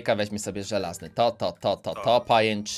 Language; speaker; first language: Polish; native; Polish